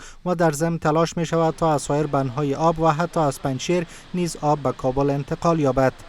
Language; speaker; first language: Persian; native; Persian